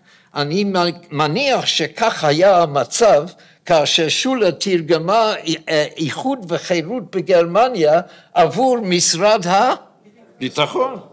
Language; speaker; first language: Hebrew; non-native, fluent; English